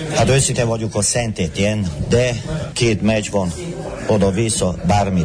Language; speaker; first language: Hungarian; non-native, learner; Romanian